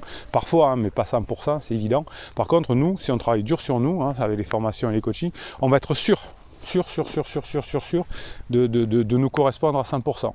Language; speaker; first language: French; native; French